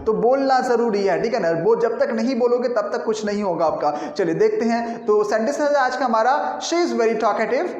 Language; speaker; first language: Hindi; native; Hindi